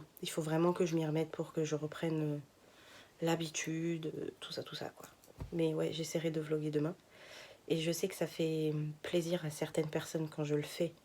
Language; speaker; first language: French; native; French